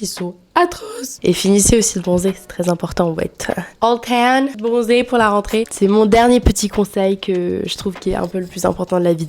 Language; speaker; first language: French; native; French